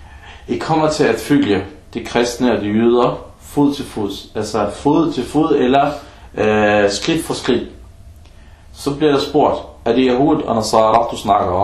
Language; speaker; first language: Danish; early bilingual, other home language; Arabic